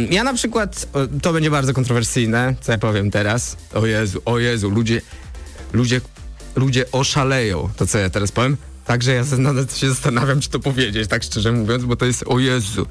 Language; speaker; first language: Polish; native; Polish